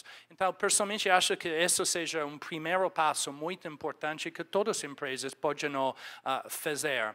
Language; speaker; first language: Portuguese; non-native, fluent; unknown